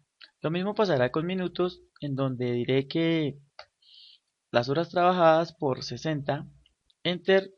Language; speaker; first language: Spanish; native; Spanish